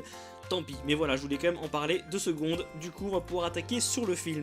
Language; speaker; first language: French; native; French